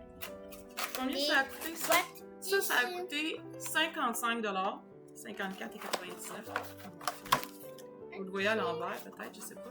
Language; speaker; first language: French; native; French